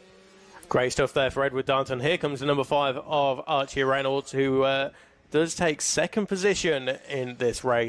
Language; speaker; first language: English; native; English